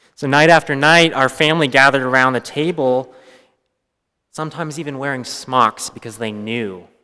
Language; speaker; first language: English; native; English